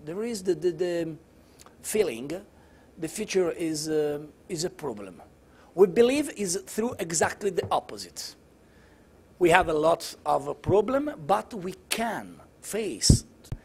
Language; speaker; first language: English; non-native, learner; Italian